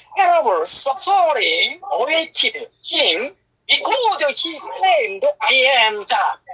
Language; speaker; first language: English; non-native, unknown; Korean